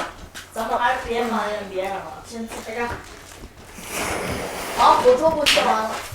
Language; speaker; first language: Chinese; native; Chinese